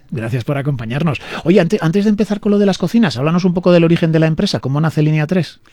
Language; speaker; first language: Spanish; native; Spanish